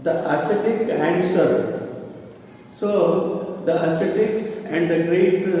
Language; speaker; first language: English; non-native, local second language; Kannada